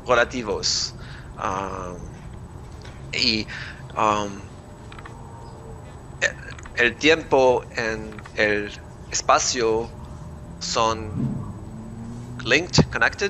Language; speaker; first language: Spanish; non-native, learner; English